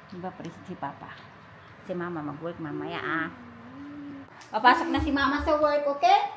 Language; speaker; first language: Filipino; native; Filipino